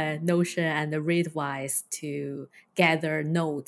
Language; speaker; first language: English; non-native, fluent; Chinese